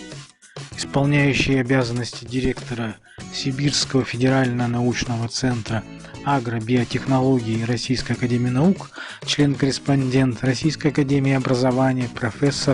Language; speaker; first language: Russian; native; Russian